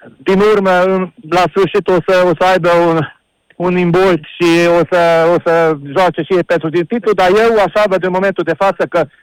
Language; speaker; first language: Romanian; non-native, local second language; Hungarian